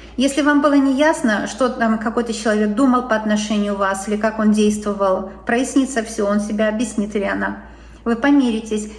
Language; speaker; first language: Russian; native; Russian